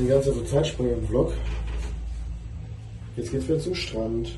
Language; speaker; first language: German; native; German